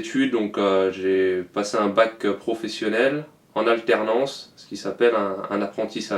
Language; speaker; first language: French; native; French